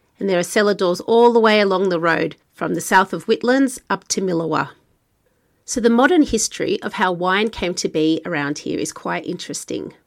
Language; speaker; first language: English; native; English